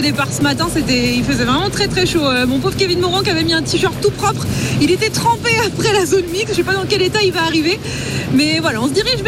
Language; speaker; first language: French; native; French